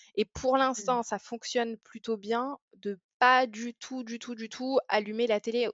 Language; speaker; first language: French; early bilingual, other home language; English